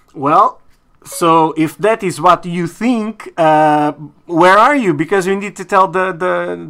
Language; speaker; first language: English; non-native, fluent; Portuguese